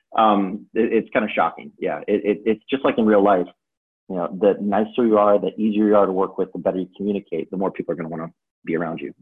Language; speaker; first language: English; native; English